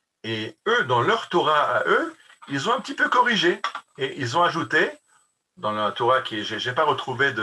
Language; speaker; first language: French; native; French